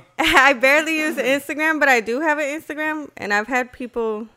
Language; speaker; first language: English; native; English